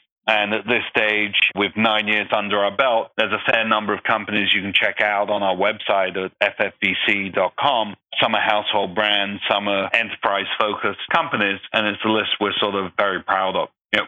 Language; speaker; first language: English; native; English